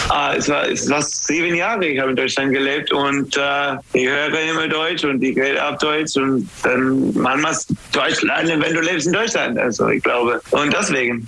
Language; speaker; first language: German; non-native, learner; English